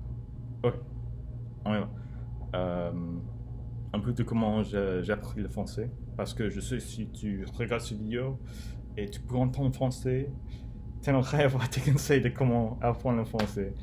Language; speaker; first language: French; non-native, learner; English